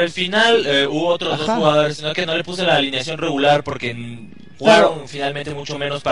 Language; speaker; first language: Spanish; native; Spanish